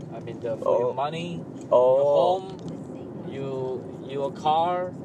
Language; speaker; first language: English; non-native, learner; Chinese